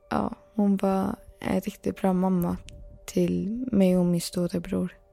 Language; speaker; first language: Swedish; early bilingual, other home language; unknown